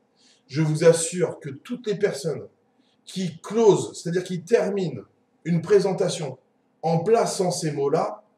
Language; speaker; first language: French; native; French